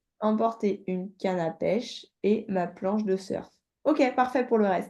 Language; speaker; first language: French; native; French